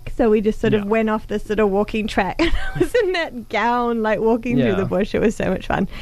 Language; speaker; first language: English; native; English